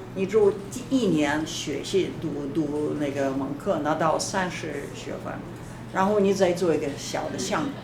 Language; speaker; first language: Chinese; non-native, fluent; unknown